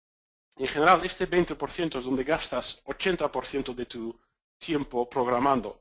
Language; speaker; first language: Spanish; non-native, fluent; Dutch